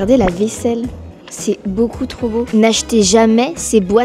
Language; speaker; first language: French; native; French